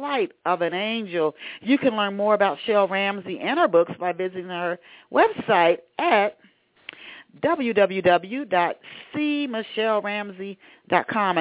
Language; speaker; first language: English; native; English